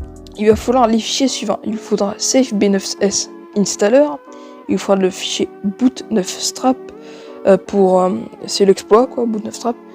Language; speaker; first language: French; native; French